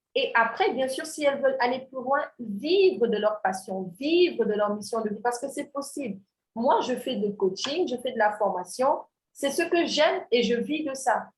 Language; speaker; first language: French; non-native, local second language; Wolof